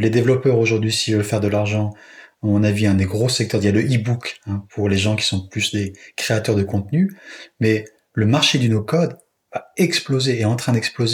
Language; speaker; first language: French; native; French